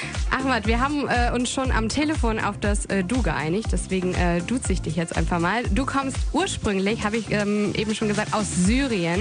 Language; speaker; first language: German; native; German